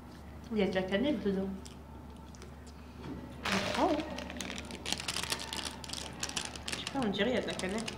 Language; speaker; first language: French; native; French